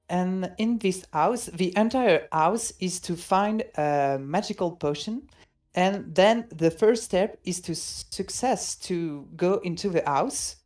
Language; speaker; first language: English; non-native, fluent; French